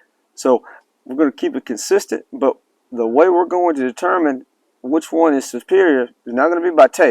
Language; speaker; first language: English; native; English